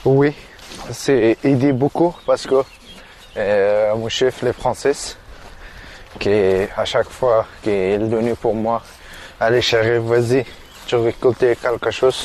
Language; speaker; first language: French; non-native, learner; Persian